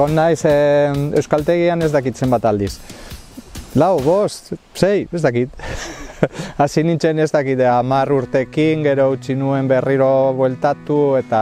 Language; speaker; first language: Basque; non-native, local second language; Spanish